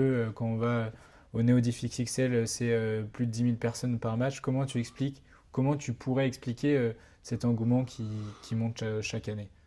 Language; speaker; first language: French; native; French